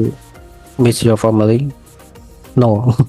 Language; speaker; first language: English; non-native, learner; Indonesian